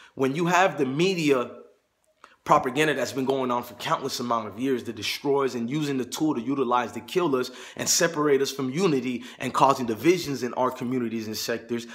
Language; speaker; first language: English; native; English